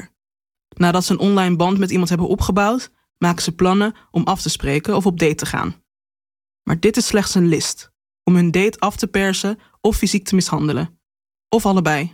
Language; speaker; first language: Dutch; native; Dutch